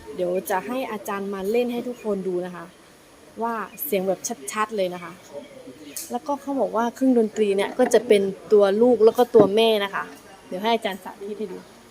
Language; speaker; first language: Thai; native; Thai